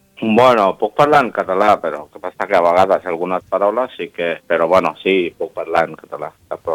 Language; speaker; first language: Catalan; non-native, learner; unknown